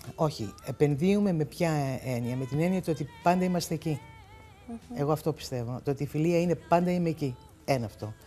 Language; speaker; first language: Greek; native; Greek